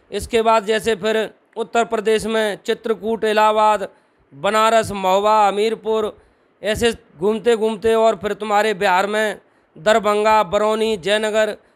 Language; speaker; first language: Hindi; native; Hindi